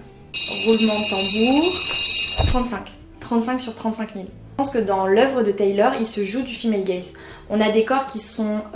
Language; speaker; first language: French; native; French